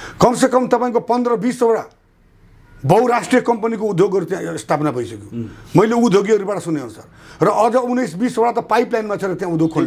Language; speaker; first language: Nepali; non-native, local second language; Bhojpuri